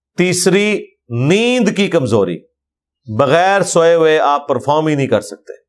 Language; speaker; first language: Urdu; non-native, local second language; Punjabi